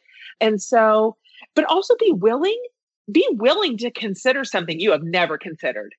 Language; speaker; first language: English; native; English